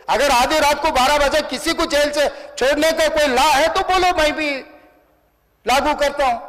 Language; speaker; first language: Hindi; non-native, local second language; Telugu